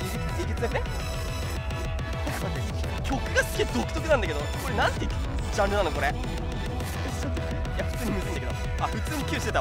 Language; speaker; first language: Japanese; native; Japanese